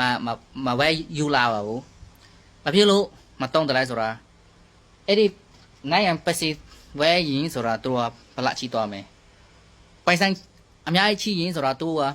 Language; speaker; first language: Burmese; non-native, learner; Khmer